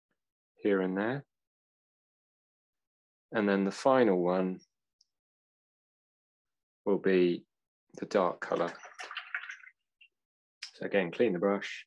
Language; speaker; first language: English; native; English